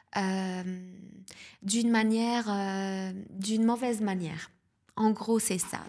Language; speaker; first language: French; non-native, local second language; Arabic